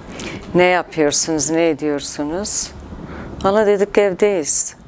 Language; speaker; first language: Turkish; non-native, local second language; Kurdish